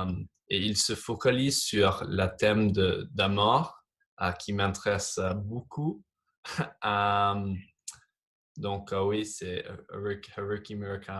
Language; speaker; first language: French; non-native, fluent; English